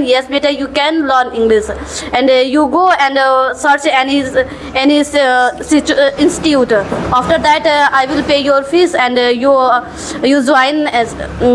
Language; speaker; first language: English; non-native, learner; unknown